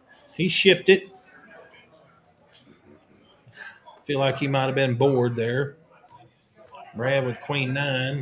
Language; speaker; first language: English; native; English